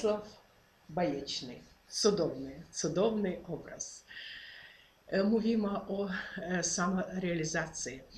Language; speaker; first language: Polish; non-native, fluent; Ukrainian